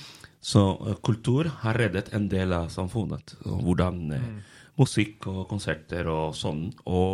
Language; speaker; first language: Norwegian; non-native, fluent; Spanish